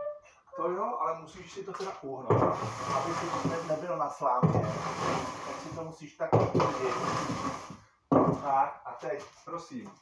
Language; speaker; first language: Czech; native; Czech